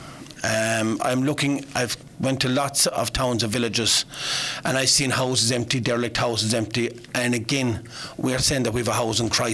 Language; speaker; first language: English; native; English